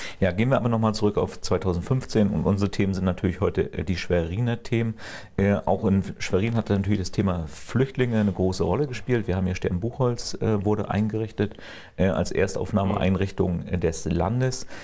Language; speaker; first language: German; native; German